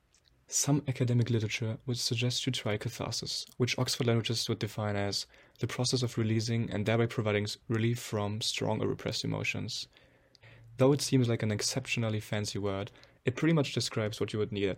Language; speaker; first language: English; non-native, fluent; German